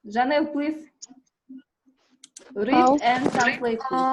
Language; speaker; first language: English; non-native, learner; Kazakh